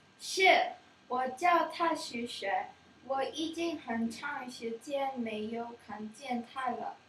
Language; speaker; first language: Chinese; non-native, learner; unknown